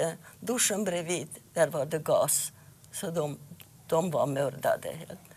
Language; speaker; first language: Swedish; non-native, fluent; Yiddish